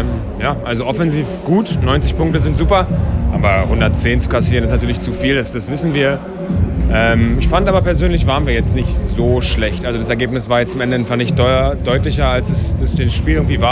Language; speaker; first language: German; native; German